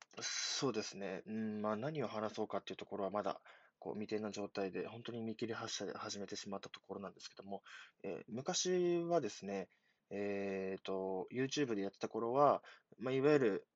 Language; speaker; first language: Japanese; native; Japanese